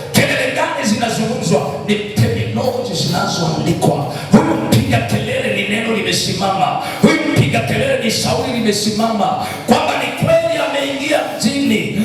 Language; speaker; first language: Swahili; native; Swahili